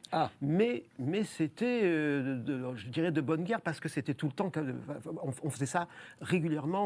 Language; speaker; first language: French; native; French